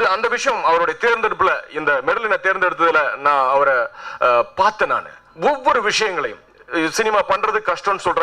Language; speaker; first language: Tamil; native; Tamil